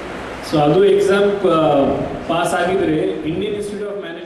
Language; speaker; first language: Kannada; non-native, fluent; Marathi